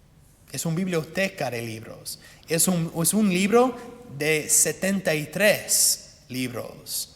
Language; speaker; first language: Spanish; non-native, fluent; English